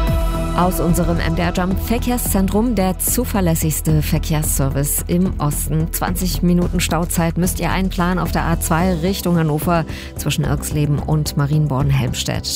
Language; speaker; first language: German; native; German